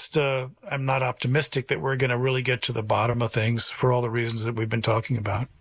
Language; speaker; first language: English; native; English